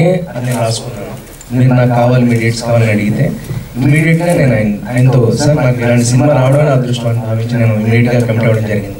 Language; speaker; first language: Telugu; native; Telugu